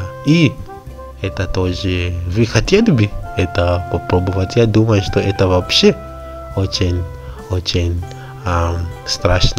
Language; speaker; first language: Russian; non-native, learner; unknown